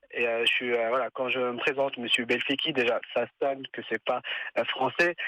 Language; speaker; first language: French; non-native, local second language; Arabic